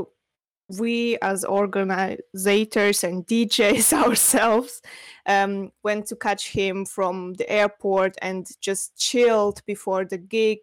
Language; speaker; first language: English; non-native, fluent; Russian